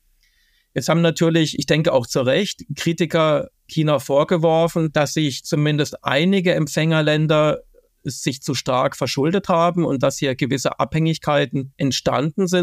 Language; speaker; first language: German; native; German